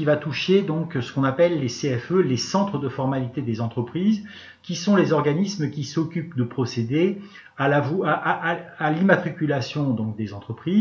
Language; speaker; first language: French; native; French